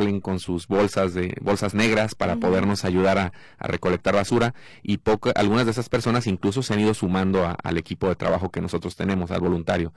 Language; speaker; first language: Spanish; native; Spanish